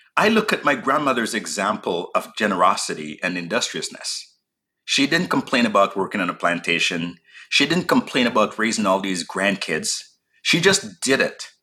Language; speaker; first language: English; native; English